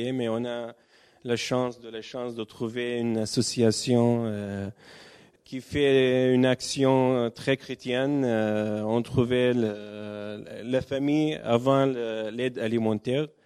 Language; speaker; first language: French; non-native, learner; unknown